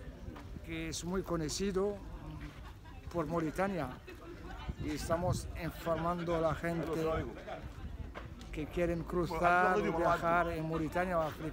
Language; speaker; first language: Spanish; non-native, learner; Arabic